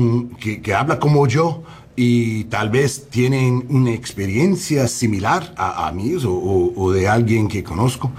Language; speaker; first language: Spanish; early bilingual, heritage; English